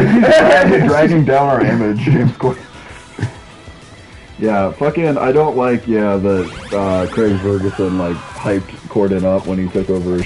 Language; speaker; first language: English; native; English